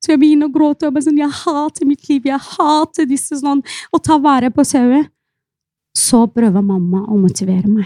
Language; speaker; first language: Norwegian; non-native, fluent; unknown